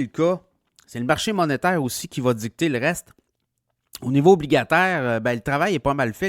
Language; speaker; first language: French; native; French